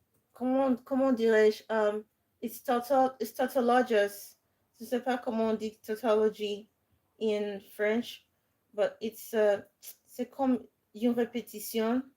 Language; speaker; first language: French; non-native, fluent; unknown